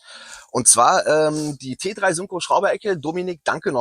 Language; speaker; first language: German; native; German